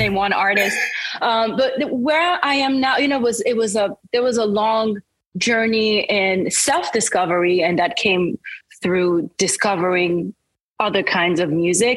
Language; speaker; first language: English; non-native, fluent; French